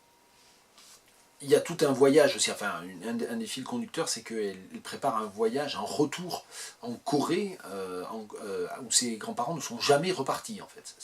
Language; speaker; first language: French; native; French